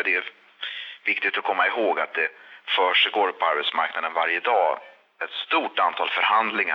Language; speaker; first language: Swedish; native; Swedish